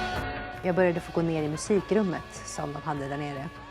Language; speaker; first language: Swedish; early bilingual, other home language; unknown